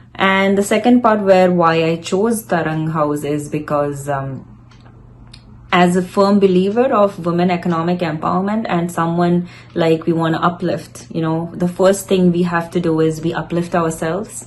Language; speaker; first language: English; non-native, local second language; Malayalam